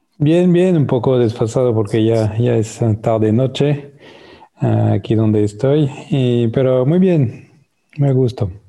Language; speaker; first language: Spanish; non-native, fluent; French